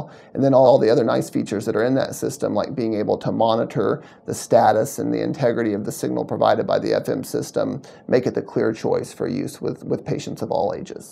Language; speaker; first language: English; native; English